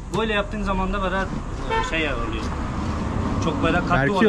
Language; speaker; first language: Turkish; non-native, learner; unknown